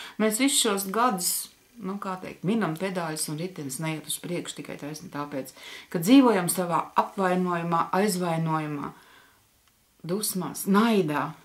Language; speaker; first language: Latvian; native; Latvian